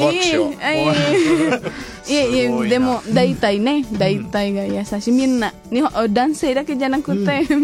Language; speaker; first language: Japanese; non-native, learner; Indonesian